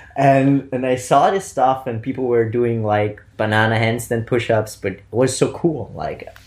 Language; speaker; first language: English; non-native, fluent; Italian